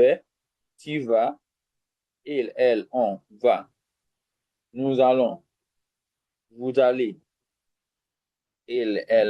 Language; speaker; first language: French; non-native, fluent; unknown